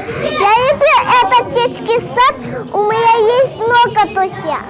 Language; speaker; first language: Russian; non-native, local second language; Kyrgyz